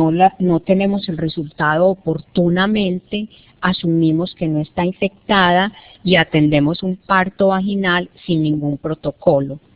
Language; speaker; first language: Spanish; native; Spanish